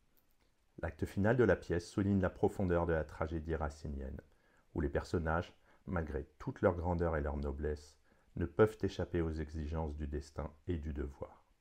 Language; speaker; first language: French; native; French